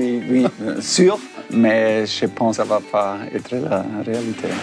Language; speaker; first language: French; non-native, fluent; German